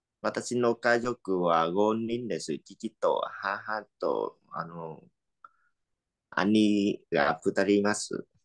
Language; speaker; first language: Japanese; non-native, learner; Vietnamese